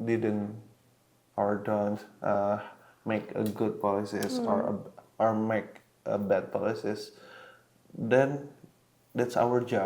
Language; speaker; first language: English; non-native, local second language; Indonesian